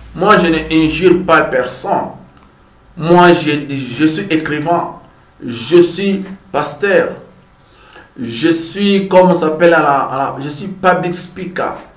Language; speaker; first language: French; non-native, fluent; Lingala